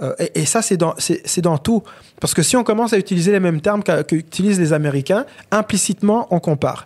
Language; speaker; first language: French; non-native, local second language; Kinyarwanda